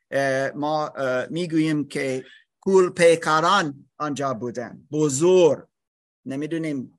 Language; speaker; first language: Persian; non-native, fluent; English